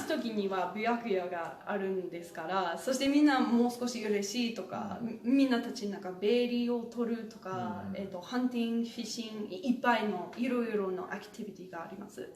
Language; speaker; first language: Japanese; non-native, learner; English